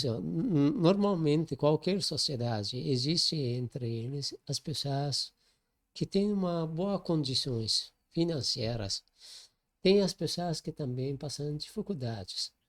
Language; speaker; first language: Portuguese; non-native, learner; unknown